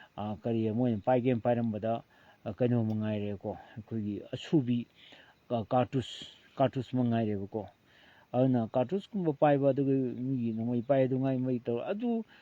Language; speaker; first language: Manipuri; non-native, local second language; Thado Chin